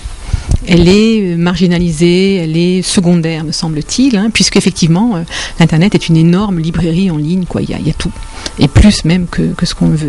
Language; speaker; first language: French; native; French